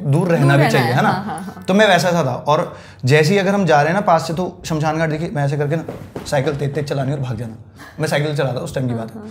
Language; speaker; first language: Hindi; native; Hindi